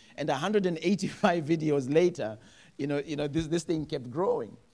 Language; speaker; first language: English; non-native, local second language; Shona